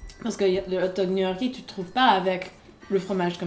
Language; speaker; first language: French; non-native, fluent; English